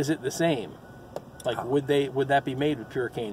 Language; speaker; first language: English; native; English